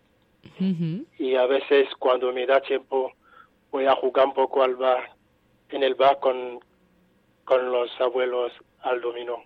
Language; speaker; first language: Spanish; non-native, fluent; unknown